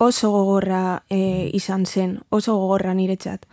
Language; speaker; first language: Basque; non-native, learner; Spanish